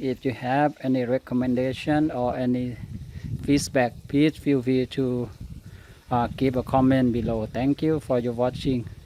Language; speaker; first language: English; non-native, learner; Thai